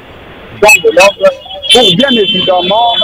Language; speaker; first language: French; non-native, local second language; Lingala